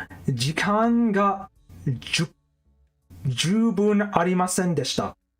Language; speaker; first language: Japanese; non-native, learner; English